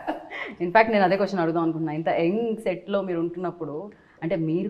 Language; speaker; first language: Telugu; native; Telugu